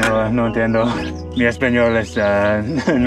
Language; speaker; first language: Spanish; non-native, learner; English